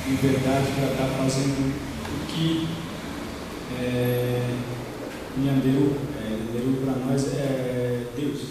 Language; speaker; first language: Portuguese; non-native, local second language; Guarani